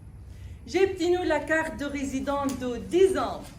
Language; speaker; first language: French; non-native, fluent; Arabic